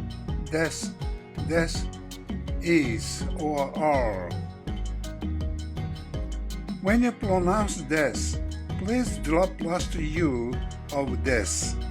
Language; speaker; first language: English; non-native, fluent; Japanese